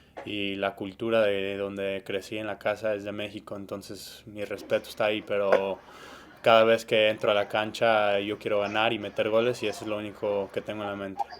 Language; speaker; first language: Spanish; early bilingual, heritage; Spanish